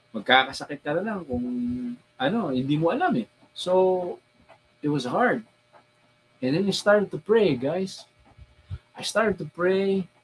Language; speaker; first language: Filipino; native; Filipino